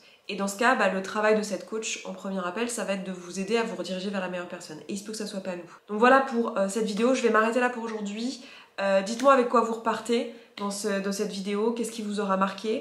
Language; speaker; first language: French; native; French